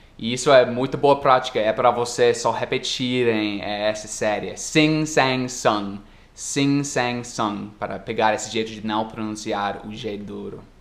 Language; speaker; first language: Portuguese; non-native, fluent; English